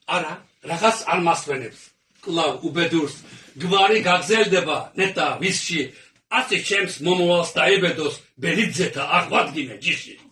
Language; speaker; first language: Georgian; early bilingual, heritage; Georgian